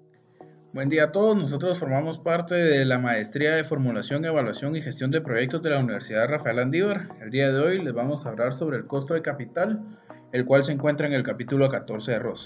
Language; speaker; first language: Spanish; native; Spanish